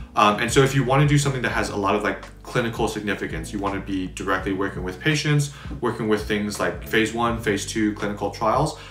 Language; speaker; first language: English; native; English